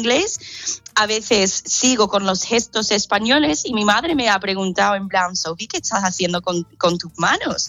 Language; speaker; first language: Spanish; non-native, fluent; English